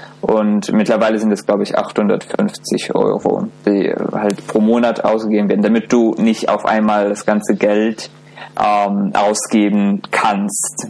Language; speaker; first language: German; non-native, fluent; Azerbaijani